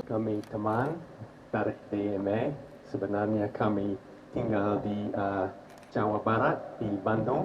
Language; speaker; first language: Indonesian; non-native, fluent; English